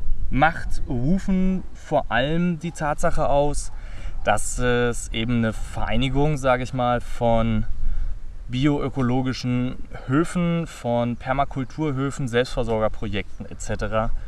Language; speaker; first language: German; native; German